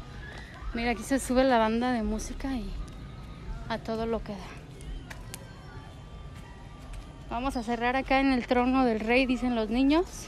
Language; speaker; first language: Spanish; native; Spanish